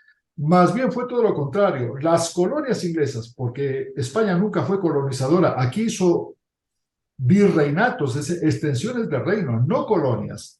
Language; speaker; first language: Spanish; native; Spanish